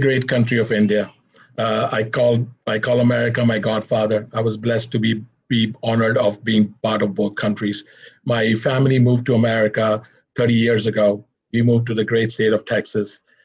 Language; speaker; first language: English; non-native, local second language; Hindi